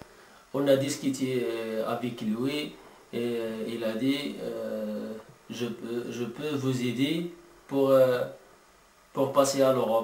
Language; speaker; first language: French; non-native, learner; Arabic